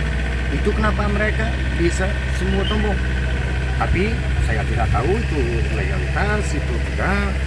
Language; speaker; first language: Indonesian; non-native, learner; English